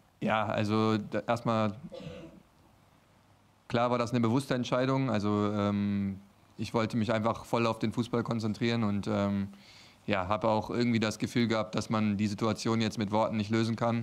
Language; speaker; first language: German; native; German